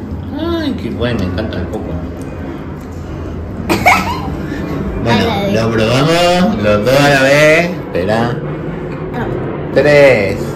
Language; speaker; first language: Spanish; native; Spanish